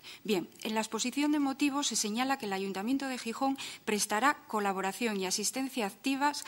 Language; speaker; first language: Spanish; native; Spanish